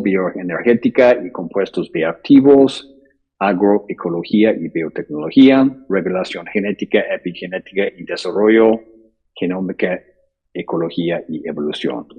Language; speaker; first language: Spanish; non-native, fluent; English